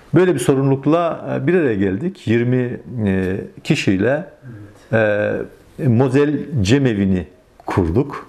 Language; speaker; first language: Turkish; native; Turkish